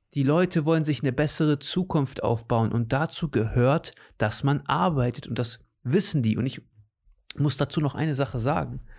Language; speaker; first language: German; native; German